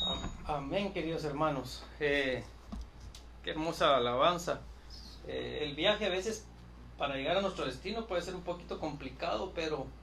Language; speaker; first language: Spanish; native; Spanish